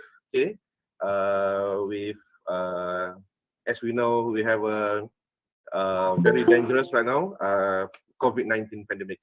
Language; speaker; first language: English; non-native, fluent; Malay